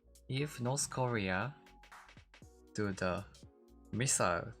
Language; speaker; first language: English; non-native, learner; Korean